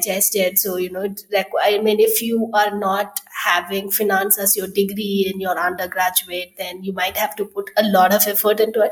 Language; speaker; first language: English; non-native, local second language; Tamil